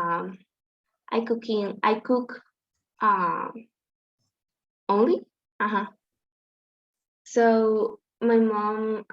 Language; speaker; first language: English; non-native, learner; Spanish